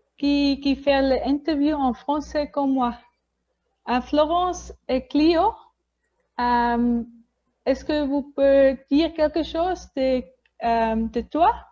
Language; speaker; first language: French; non-native, learner; Spanish